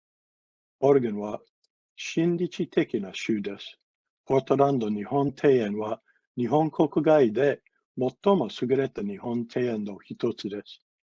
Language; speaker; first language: Japanese; non-native, fluent; English